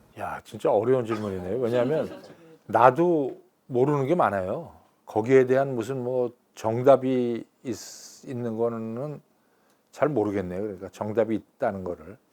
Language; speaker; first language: Korean; native; Korean